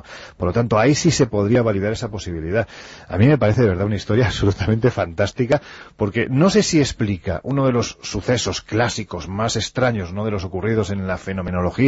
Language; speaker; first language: Spanish; native; Spanish